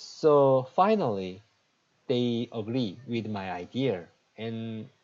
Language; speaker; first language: English; non-native, learner; Korean